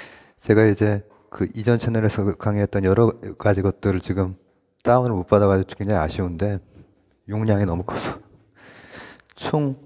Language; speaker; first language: Korean; native; Korean